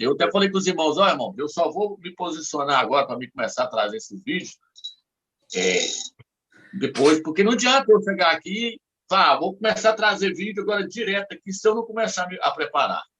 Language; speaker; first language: Portuguese; native; Portuguese